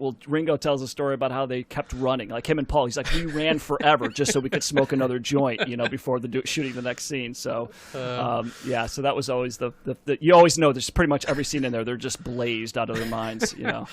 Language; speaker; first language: English; native; English